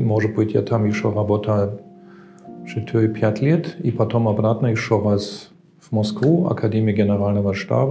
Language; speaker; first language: Russian; non-native, fluent; German